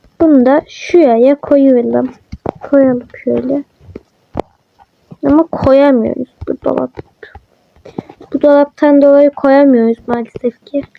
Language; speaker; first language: Turkish; native; Turkish